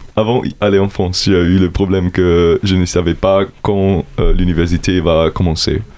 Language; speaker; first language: French; non-native, learner; German